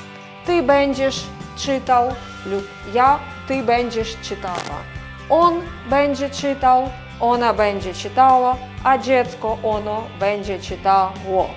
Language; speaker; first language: Polish; non-native, fluent; Russian